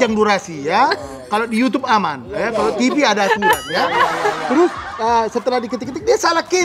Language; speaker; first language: Indonesian; native; Indonesian